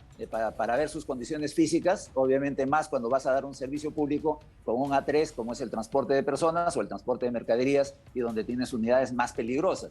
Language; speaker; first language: Spanish; native; Spanish